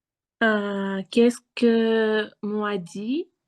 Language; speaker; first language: French; non-native, learner; Russian